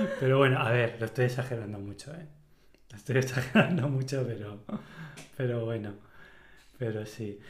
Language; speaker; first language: Spanish; native; Spanish